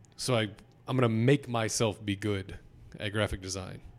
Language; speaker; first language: English; native; English